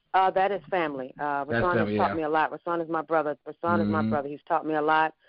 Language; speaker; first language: English; native; English